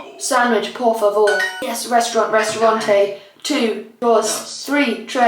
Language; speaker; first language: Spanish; non-native, learner; English